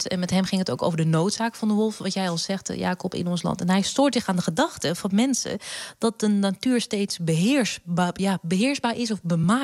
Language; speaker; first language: Dutch; native; Dutch